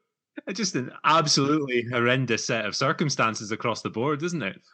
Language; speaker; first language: English; native; English